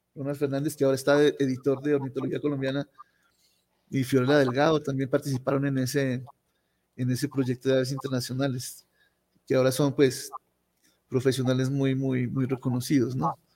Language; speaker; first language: Spanish; native; Spanish